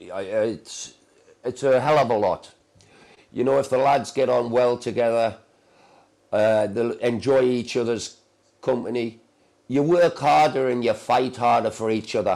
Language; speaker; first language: English; native; English